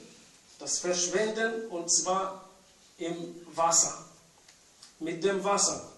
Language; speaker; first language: German; non-native, fluent; Arabic